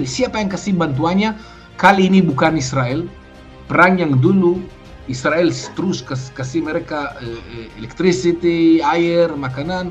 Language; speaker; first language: Indonesian; non-native, fluent; Hebrew